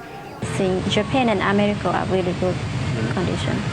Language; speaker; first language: English; non-native, fluent; Vietnamese